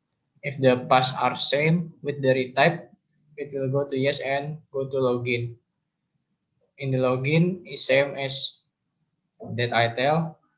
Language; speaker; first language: English; non-native, learner; Indonesian